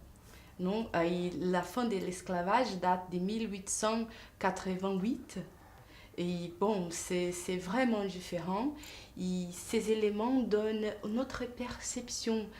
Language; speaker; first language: French; non-native, fluent; Portuguese